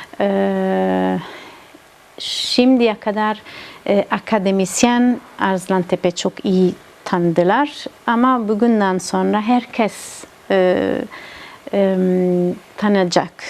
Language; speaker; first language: Turkish; non-native, learner; Italian